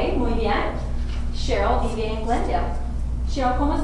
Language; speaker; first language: Spanish; non-native, fluent; English